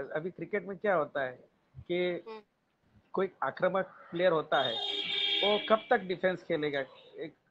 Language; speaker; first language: Hindi; non-native, local second language; Gujarati